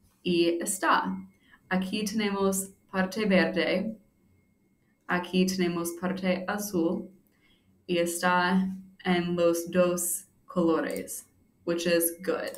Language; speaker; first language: Spanish; non-native, fluent; English